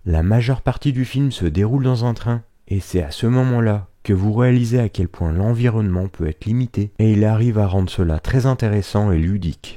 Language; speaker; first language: French; native; French